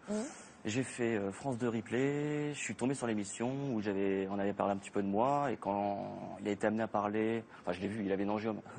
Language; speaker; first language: French; native; French